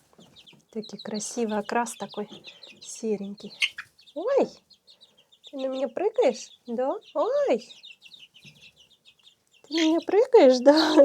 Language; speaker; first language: Russian; native; Russian